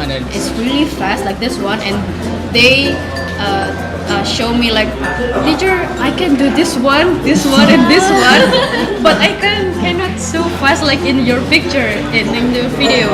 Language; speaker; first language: English; non-native, fluent; Indonesian